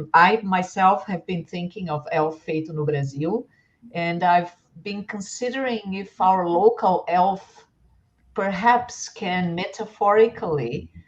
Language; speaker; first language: English; non-native, fluent; Portuguese